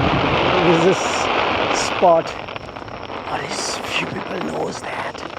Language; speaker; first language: English; non-native, local second language; Urdu